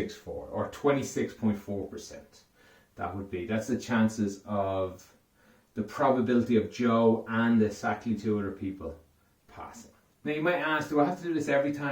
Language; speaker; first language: English; native; English